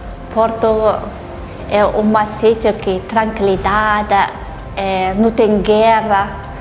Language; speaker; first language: Portuguese; non-native, learner; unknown